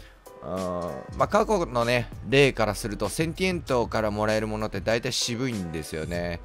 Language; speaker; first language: Japanese; native; Japanese